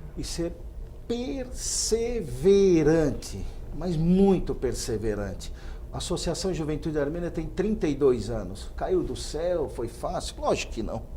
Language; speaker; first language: Portuguese; native; Portuguese